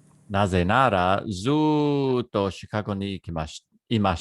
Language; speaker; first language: Japanese; non-native, learner; English